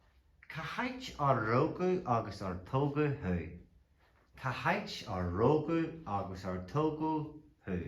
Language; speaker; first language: Irish; non-native, local second language; English